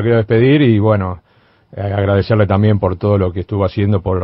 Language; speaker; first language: Spanish; native; Spanish